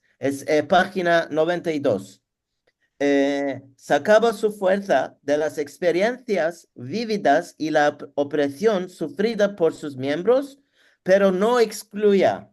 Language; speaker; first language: Spanish; non-native, learner; Turkish